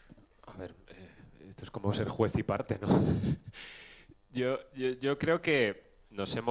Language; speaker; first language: Spanish; native; Spanish